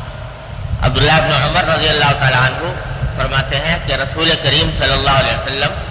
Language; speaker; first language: Urdu; native; Urdu